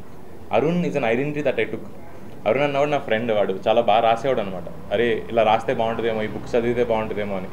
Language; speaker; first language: Telugu; native; Telugu